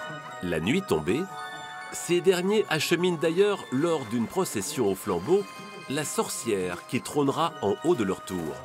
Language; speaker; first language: French; native; French